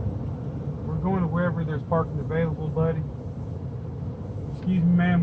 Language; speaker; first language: English; native; English